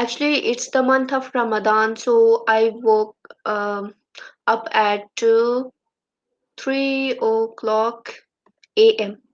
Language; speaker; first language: English; non-native, learner; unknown